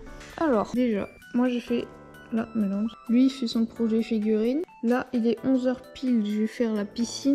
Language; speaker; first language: French; native; French